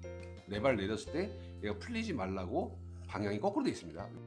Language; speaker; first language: Korean; native; Korean